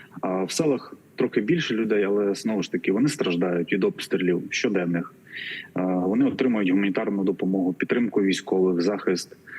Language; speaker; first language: Ukrainian; native; Ukrainian